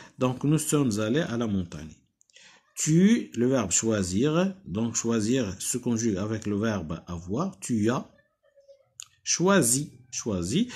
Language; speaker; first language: French; non-native, local second language; Arabic